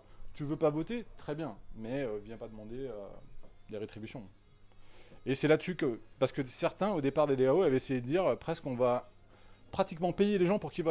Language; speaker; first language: French; native; French